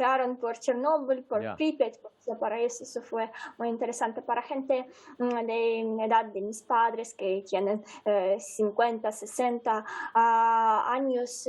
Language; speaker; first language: Spanish; non-native, fluent; Ukrainian